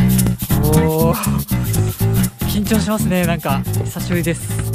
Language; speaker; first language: Japanese; native; Japanese